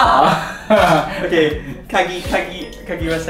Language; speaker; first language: Japanese; non-native, learner; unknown